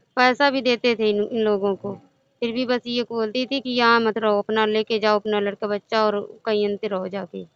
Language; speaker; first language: Hindi; native; Hindi